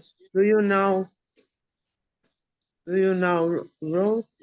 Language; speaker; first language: English; non-native, learner; Portuguese